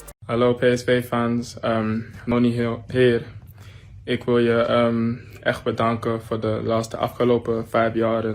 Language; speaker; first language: Dutch; non-native, learner; English